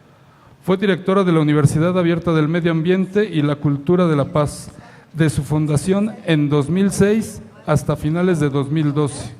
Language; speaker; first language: Spanish; native; Spanish